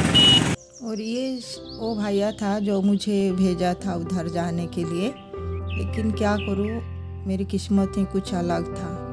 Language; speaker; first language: Hindi; non-native, local second language; Odia